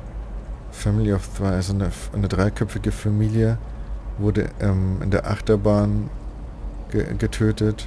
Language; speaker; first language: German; native; German